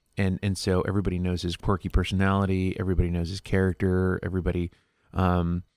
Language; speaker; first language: English; early bilingual, other home language; Spanish